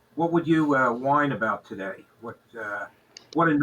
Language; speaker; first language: English; native; English